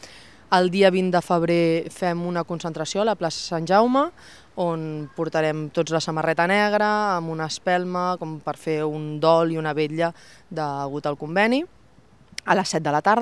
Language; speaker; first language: Catalan; native; Catalan